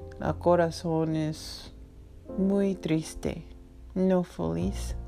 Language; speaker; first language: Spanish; non-native, learner; English